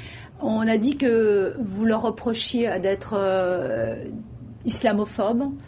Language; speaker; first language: French; native; French